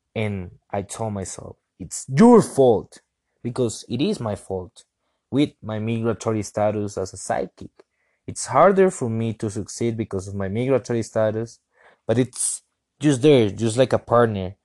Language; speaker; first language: English; non-native, fluent; Spanish